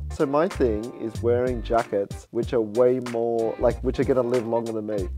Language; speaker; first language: English; native; English